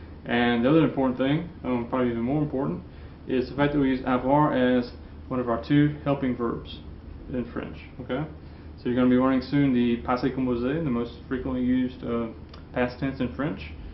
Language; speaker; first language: English; native; English